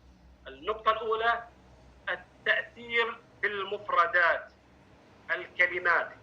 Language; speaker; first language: Arabic; non-native, fluent; Indonesian